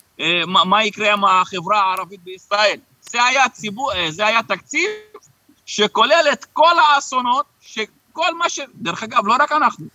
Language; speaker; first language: Hebrew; non-native, local second language; Arabic